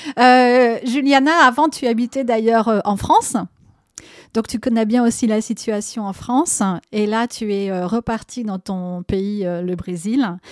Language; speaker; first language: French; native; French